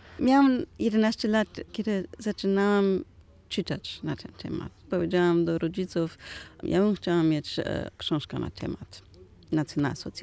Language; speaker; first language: Polish; non-native, learner; German